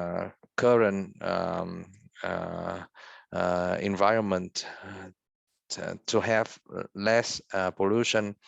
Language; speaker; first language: English; non-native, fluent; Vietnamese